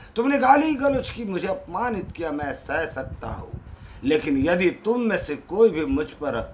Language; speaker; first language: Hindi; non-native, local second language; Marathi